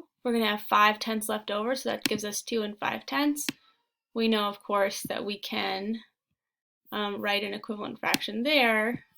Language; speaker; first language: English; native; English